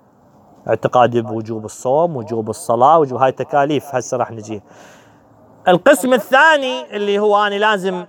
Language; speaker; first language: Arabic; native; Arabic